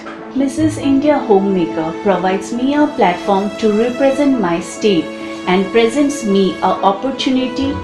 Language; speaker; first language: English; non-native, local second language; Assamese